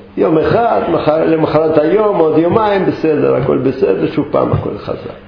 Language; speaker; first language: Hebrew; non-native, fluent; Russian